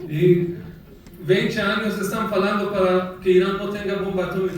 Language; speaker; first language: Spanish; non-native, fluent; Persian